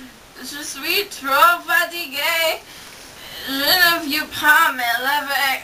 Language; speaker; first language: French; non-native, learner; English